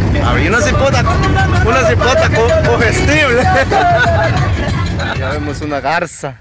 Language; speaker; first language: Spanish; native; Spanish